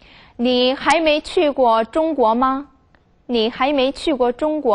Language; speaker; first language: Chinese; non-native, fluent; Korean